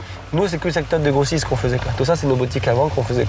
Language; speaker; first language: French; non-native, fluent; Chinese